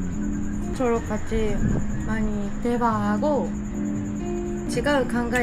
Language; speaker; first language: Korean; non-native, learner; Japanese